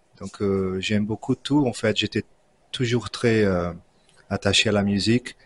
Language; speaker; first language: French; non-native, fluent; Portuguese